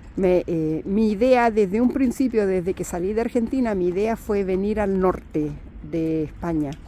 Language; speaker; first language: Spanish; native; Spanish